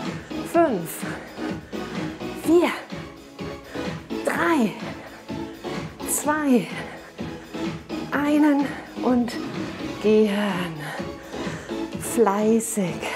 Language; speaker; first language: German; native; German